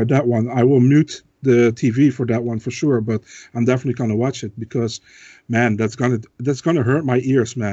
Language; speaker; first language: English; non-native, fluent; Dutch